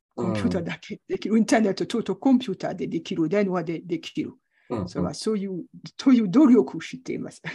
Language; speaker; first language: Japanese; non-native, learner; French